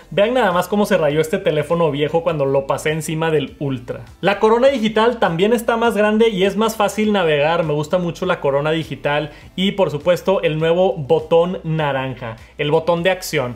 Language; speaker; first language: Spanish; native; Spanish